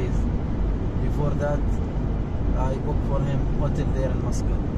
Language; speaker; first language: English; non-native, learner; Arabic